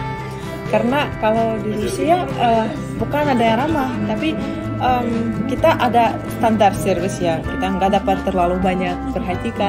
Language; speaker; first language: Indonesian; non-native, fluent; Russian